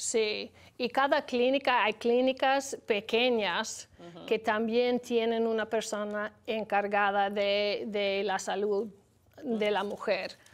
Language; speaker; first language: Spanish; non-native, learner; English